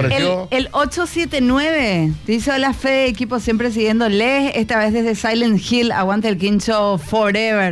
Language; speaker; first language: Spanish; native; Spanish